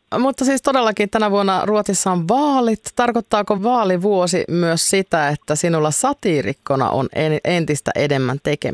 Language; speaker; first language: Finnish; native; Finnish